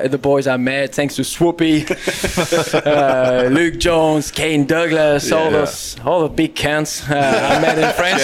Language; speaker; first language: English; non-native, learner; French